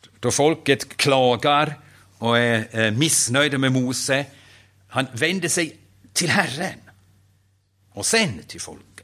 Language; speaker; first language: Swedish; non-native, fluent; German